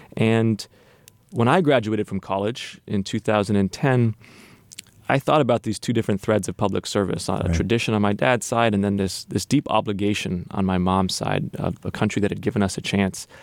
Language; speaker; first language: English; native; English